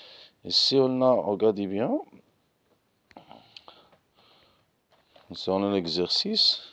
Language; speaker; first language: French; non-native, local second language; Arabic